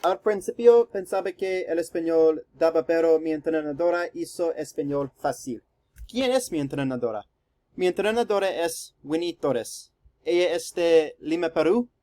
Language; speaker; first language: Spanish; non-native, learner; English